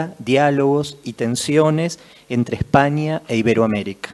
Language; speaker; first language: Spanish; native; Spanish